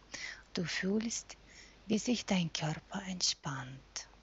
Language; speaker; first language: German; non-native, fluent; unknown